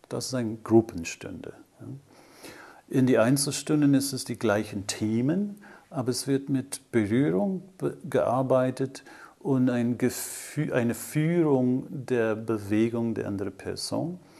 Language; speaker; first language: German; non-native, fluent; English